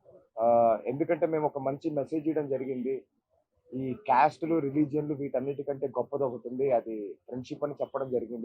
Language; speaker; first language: Telugu; native; Telugu